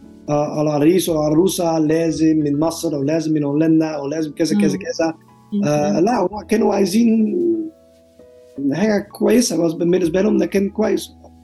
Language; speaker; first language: Arabic; non-native, learner; Dutch